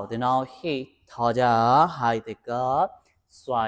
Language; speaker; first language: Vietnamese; non-native, learner; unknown